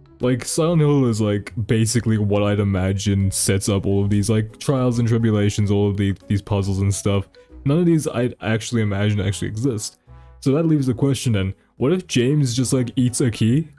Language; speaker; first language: English; native; English